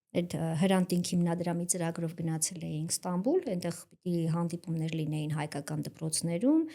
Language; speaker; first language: Armenian; native; Armenian